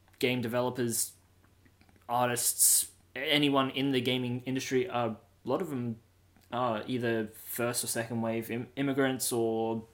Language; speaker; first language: English; native; English